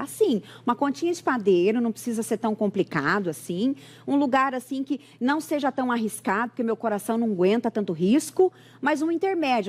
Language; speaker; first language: Portuguese; native; Portuguese